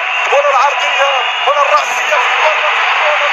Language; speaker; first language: Arabic; native; Arabic